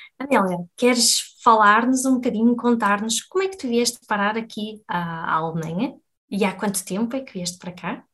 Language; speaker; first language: Portuguese; native; Portuguese